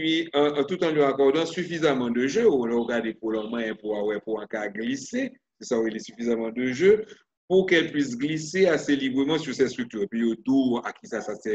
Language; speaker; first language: French; non-native, local second language; Haitian Creole